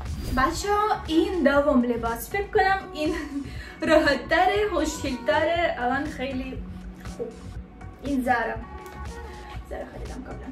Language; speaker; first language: Persian; non-native, learner; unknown